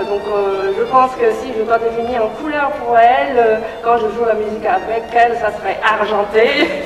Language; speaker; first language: French; non-native, fluent; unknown